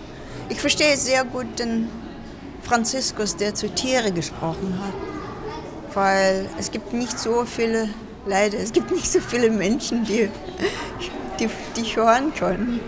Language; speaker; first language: German; non-native, fluent; Russian